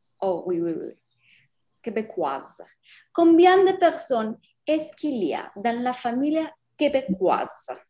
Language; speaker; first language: French; non-native, learner; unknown